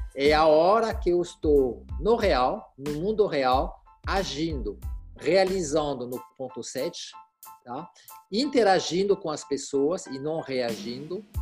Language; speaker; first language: Portuguese; non-native, fluent; French